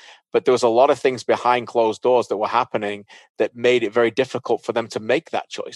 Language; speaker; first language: English; native; English